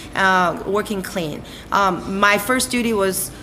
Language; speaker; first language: English; non-native, fluent; Chinese